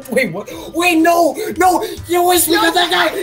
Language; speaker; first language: English; native; English